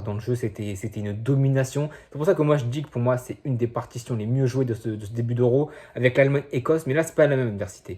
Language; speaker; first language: French; native; French